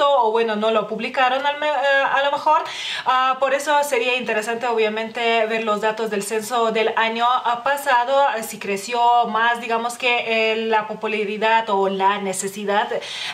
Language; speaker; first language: Spanish; non-native, fluent; Lithuanian